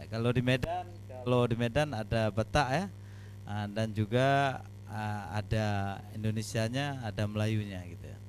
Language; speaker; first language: Malay; non-native, local second language; Achinese